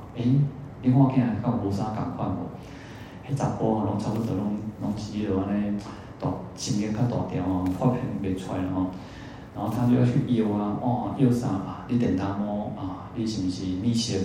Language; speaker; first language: Chinese; native; Chinese